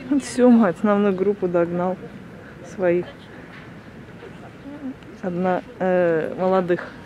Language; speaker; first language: Russian; native; Russian